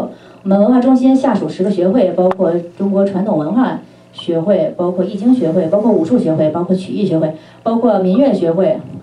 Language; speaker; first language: Chinese; native; Chinese